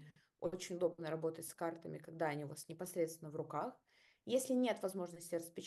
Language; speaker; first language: Russian; native; Russian